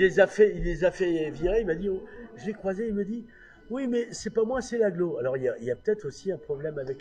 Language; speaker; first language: French; native; French